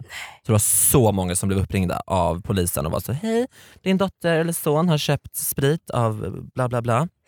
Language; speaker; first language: Swedish; native; Swedish